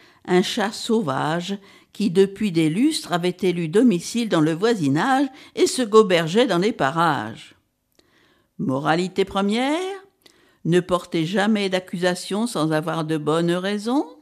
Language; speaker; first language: French; native; French